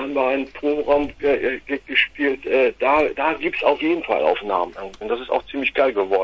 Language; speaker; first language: German; native; German